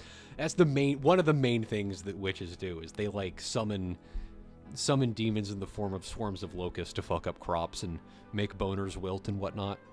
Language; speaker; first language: English; native; English